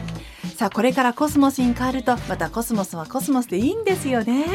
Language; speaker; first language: Japanese; native; Japanese